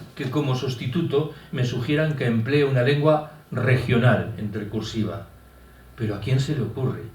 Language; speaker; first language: Spanish; native; Spanish